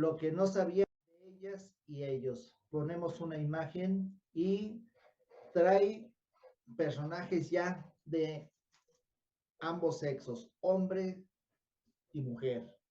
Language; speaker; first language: Spanish; native; Spanish